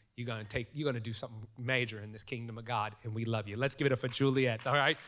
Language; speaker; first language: English; native; English